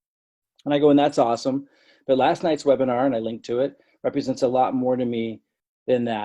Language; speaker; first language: English; native; English